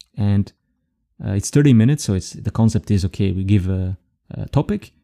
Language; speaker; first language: English; non-native, fluent; Dutch